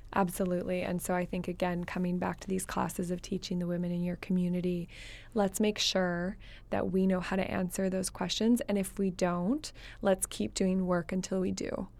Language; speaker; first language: English; native; English